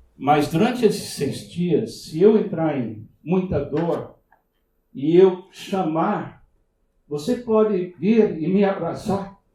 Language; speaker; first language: Portuguese; non-native, fluent; English